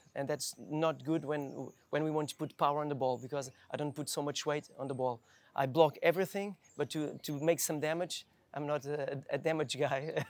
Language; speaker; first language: English; non-native, fluent; Portuguese